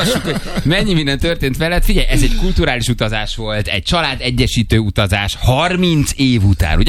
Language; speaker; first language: Hungarian; native; Hungarian